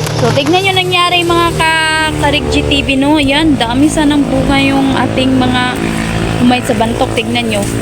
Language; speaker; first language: Filipino; non-native, local second language; Hiligaynon